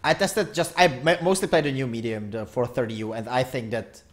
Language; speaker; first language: English; non-native, fluent; Czech